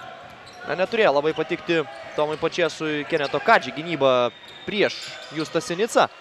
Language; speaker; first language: Lithuanian; native; Lithuanian